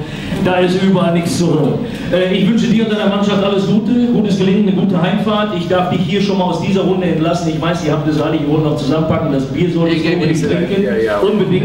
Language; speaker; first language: German; native; German